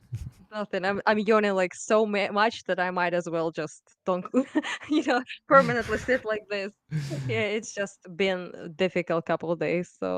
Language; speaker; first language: English; non-native, fluent; Ukrainian